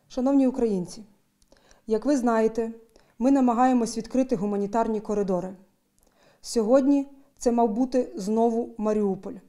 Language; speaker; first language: Ukrainian; native; Ukrainian